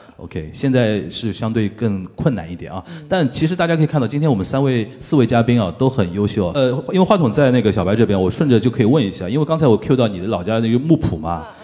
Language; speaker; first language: Chinese; native; Chinese